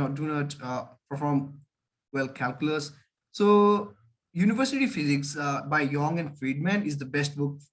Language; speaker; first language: English; non-native, local second language; Nepali